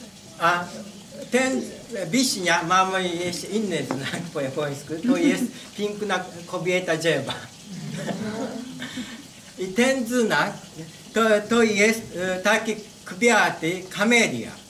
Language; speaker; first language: Polish; non-native, learner; Japanese